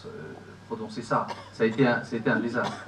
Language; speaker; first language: French; native; French